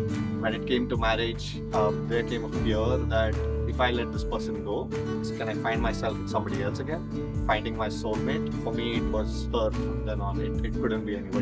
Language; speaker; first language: English; non-native, local second language; Telugu